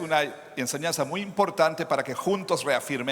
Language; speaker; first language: Spanish; non-native, fluent; English